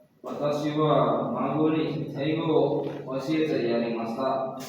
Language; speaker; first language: Japanese; non-native, learner; Indonesian